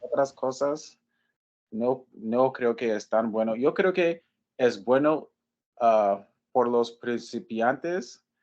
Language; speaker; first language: Spanish; non-native, learner; English